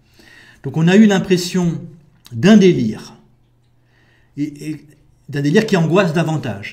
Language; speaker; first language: French; native; French